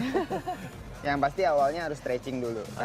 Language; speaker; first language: Indonesian; native; Indonesian